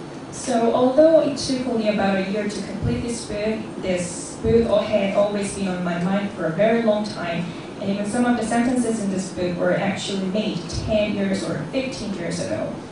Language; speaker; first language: English; non-native, fluent; Korean